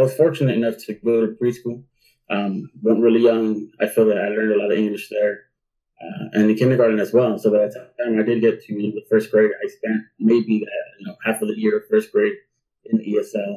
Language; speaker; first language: English; early bilingual, other home language; Spanish